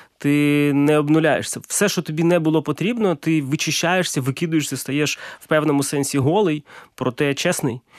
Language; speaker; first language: Ukrainian; non-native, local second language; Russian